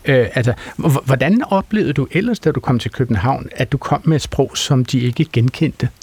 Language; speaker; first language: Danish; native; Danish